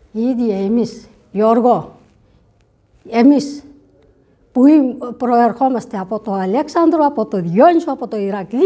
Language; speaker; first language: Greek; non-native, fluent; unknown